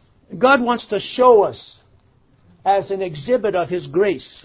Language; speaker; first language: English; native; English